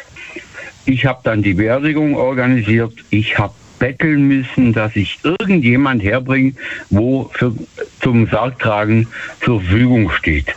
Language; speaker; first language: German; native; German